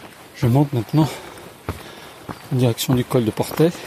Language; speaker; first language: French; native; French